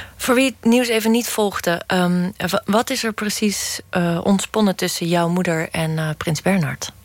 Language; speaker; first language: Dutch; native; Dutch